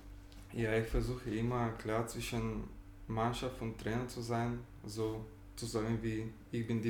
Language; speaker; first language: German; non-native, fluent; Bulgarian